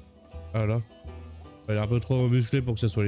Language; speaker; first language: French; native; French